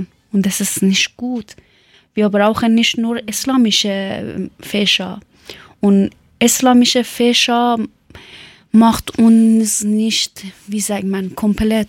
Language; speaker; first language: German; non-native, local second language; Persian